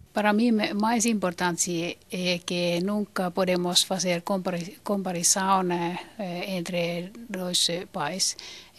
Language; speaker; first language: Portuguese; non-native, learner; Finnish